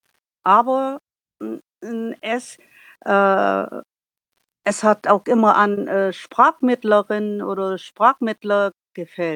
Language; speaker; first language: German; non-native, learner; Vietnamese